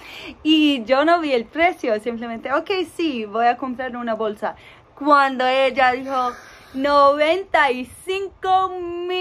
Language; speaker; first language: Spanish; non-native, fluent; English